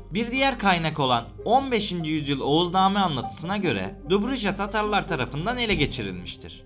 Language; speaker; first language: Turkish; native; Turkish